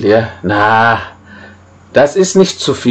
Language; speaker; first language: German; non-native, fluent; Indonesian